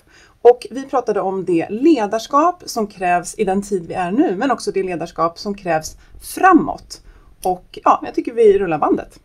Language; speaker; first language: Swedish; native; Swedish